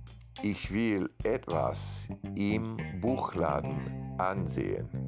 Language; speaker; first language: German; non-native, learner; Spanish